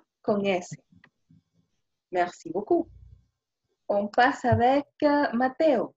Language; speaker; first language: French; non-native, fluent; Spanish